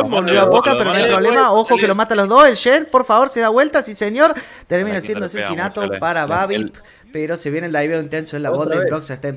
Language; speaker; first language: Spanish; native; Spanish